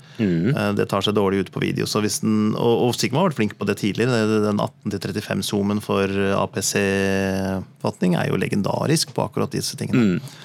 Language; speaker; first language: Norwegian; native; Norwegian